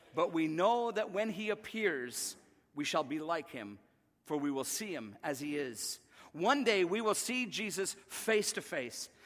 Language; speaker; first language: English; native; English